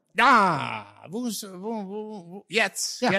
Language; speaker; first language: German; non-native, learner; Italian